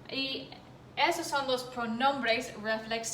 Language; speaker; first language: Spanish; non-native, fluent; English